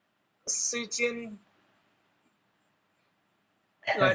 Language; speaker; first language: Chinese; non-native, learner; Khmer